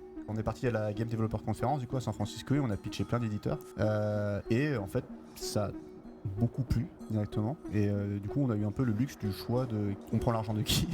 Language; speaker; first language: French; native; French